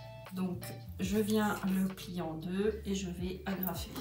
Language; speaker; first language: French; native; French